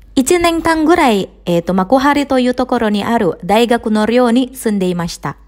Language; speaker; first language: Japanese; non-native, fluent; Indonesian